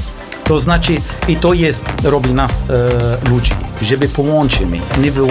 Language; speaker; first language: Polish; non-native, learner; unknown